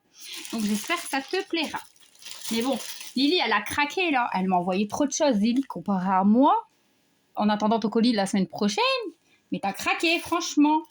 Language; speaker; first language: French; native; French